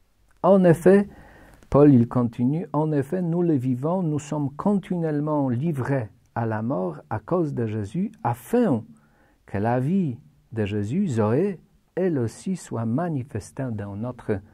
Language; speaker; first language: French; non-native, fluent; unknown